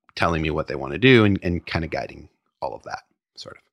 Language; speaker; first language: English; native; English